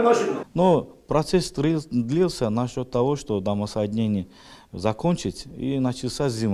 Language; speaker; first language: Russian; non-native, fluent; Georgian